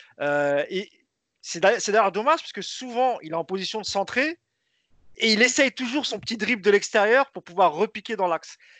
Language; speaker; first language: French; native; French